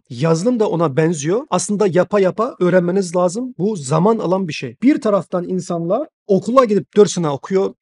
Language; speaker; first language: Turkish; non-native, fluent; Chinese